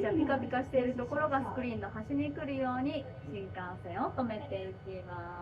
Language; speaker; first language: Japanese; native; Japanese